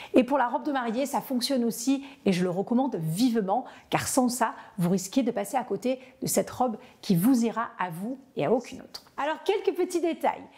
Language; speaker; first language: French; native; French